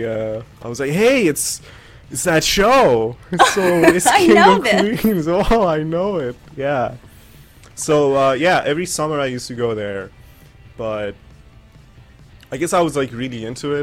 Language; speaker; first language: English; non-native, fluent; Persian